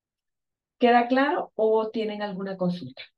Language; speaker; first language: Spanish; native; Spanish